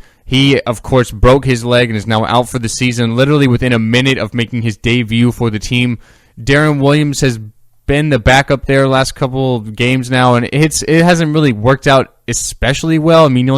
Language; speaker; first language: English; native; English